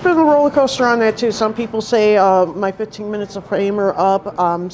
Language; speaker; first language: English; native; English